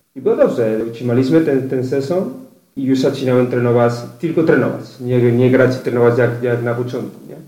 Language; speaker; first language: Polish; non-native, learner; Spanish